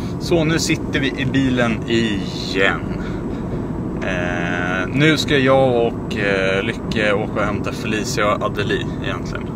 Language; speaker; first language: Swedish; native; Swedish